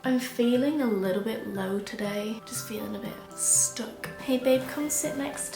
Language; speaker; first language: English; native; English